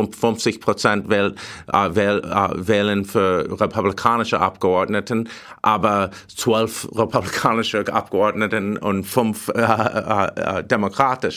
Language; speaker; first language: German; non-native, learner; English